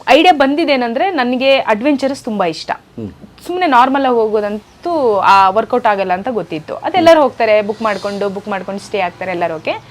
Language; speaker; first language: Kannada; non-native, local second language; Urdu